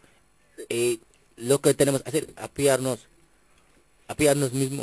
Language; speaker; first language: Spanish; non-native, fluent; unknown